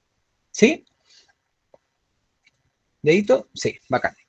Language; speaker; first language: Spanish; native; Spanish